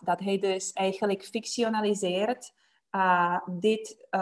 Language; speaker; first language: Dutch; non-native, fluent; Czech